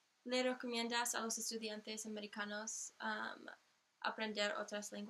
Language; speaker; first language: Spanish; non-native, learner; English